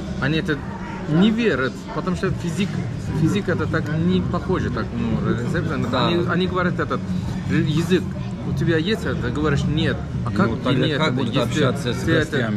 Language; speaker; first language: Russian; non-native, learner; Turkish